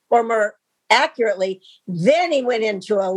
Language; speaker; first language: English; native; English